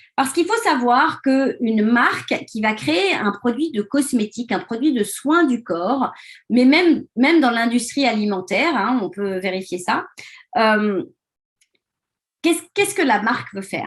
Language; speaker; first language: French; native; French